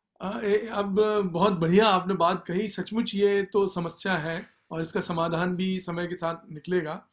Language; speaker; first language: Hindi; native; Hindi